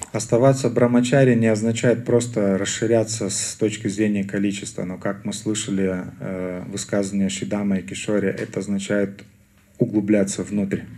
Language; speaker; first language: Russian; native; Russian